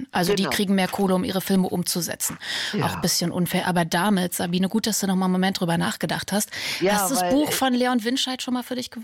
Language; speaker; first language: German; native; German